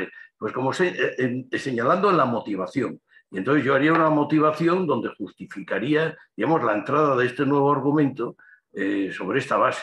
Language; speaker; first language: Spanish; native; Spanish